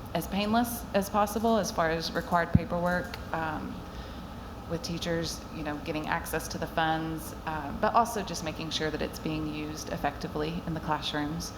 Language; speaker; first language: English; native; English